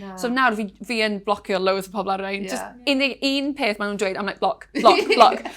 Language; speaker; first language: Welsh; non-native, local second language; English